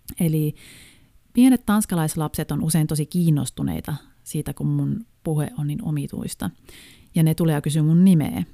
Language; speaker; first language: Finnish; native; Finnish